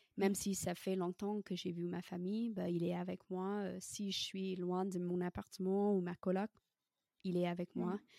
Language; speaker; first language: French; non-native, fluent; English